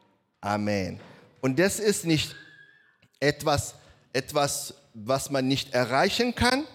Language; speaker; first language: German; non-native, learner; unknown